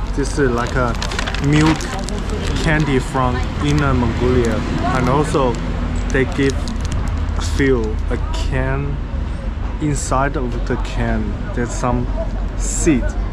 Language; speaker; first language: English; non-native, fluent; Chinese